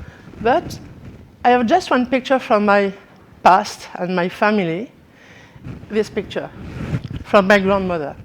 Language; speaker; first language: English; non-native, learner; French